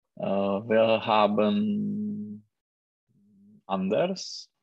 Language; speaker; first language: German; non-native, learner; Czech